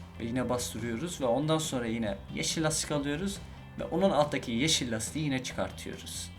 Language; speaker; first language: Turkish; early bilingual, heritage; Turkish